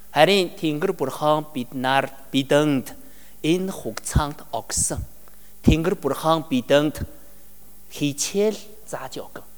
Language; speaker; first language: Mongolian; non-native, learner; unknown